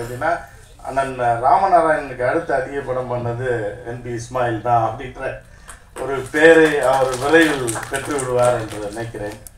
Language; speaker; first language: Tamil; native; Tamil